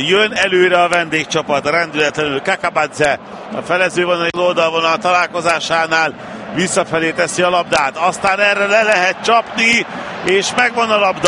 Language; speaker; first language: Hungarian; native; Hungarian